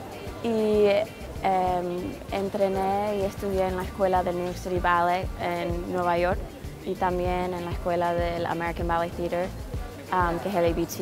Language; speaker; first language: Spanish; early bilingual, heritage; English